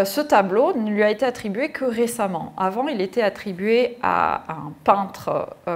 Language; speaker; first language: French; native; French